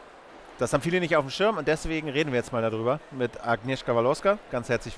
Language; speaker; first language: German; native; German